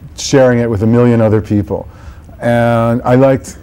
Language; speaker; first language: English; native; English